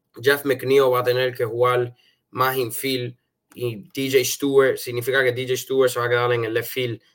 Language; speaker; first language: Spanish; early bilingual, heritage; Spanish